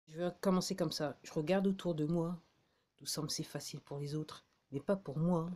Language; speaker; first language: French; native; French